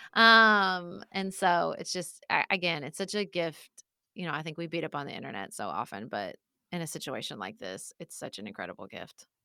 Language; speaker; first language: English; native; English